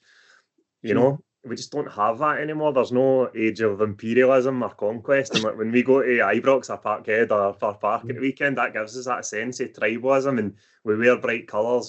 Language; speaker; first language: English; native; English